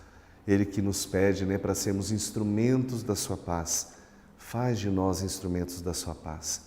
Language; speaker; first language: Portuguese; native; Portuguese